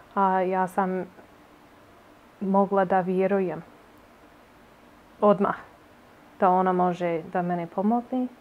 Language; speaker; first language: Bosnian; non-native, learner; English